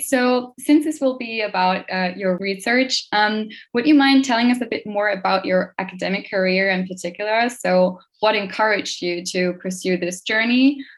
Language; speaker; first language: English; non-native, fluent; German